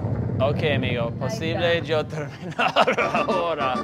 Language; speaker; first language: Spanish; non-native, learner; English